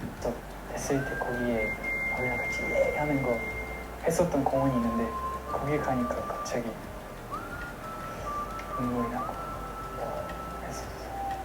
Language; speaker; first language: Korean; non-native, fluent; Japanese